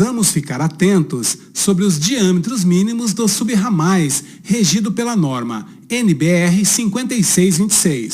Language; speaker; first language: Portuguese; native; Portuguese